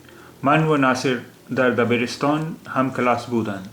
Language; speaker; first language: Persian; non-native, fluent; Urdu